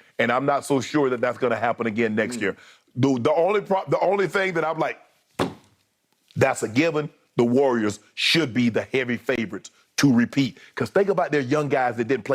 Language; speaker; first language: English; native; English